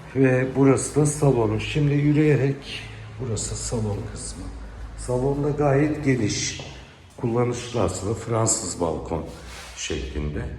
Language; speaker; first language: Turkish; native; Turkish